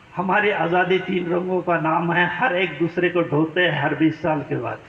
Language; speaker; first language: Hindi; non-native, local second language; Marathi